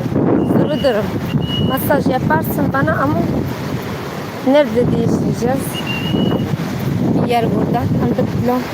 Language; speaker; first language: Turkish; non-native, learner; Arabic